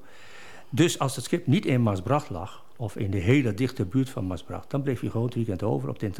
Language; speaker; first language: Dutch; native; Dutch